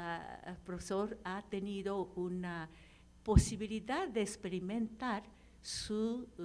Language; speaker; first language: Spanish; non-native, fluent; Japanese